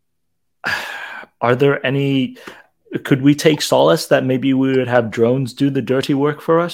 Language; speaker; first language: English; non-native, local second language; Cantonese